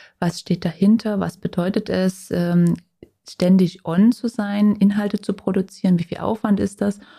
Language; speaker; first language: German; native; German